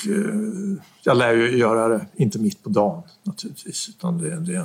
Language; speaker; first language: Swedish; native; Swedish